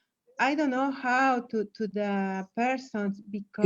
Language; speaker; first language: English; non-native, learner; Spanish